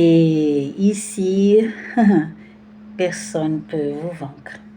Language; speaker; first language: French; non-native, fluent; Portuguese